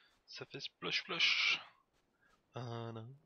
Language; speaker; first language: French; native; French